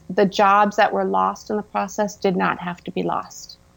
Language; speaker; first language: English; native; English